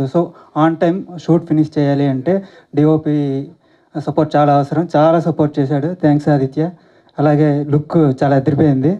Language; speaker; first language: Telugu; native; Telugu